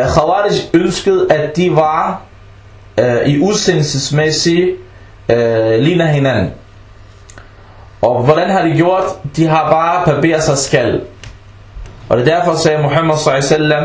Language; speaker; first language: Danish; early bilingual, other home language; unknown